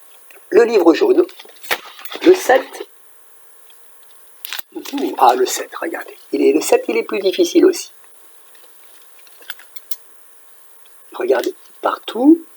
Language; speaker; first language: French; native; French